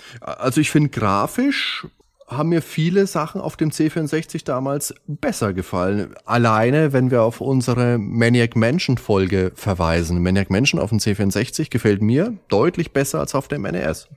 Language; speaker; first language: German; native; German